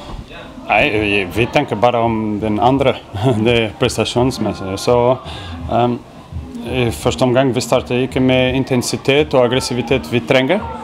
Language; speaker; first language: Norwegian; non-native, fluent; Portuguese